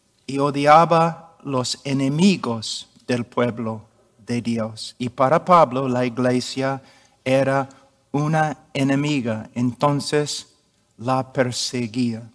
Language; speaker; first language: Spanish; non-native, fluent; English